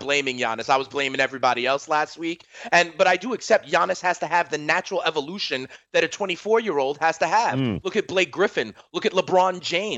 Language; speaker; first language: English; native; English